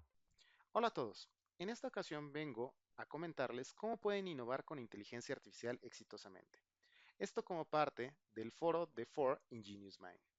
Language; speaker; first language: Spanish; native; Spanish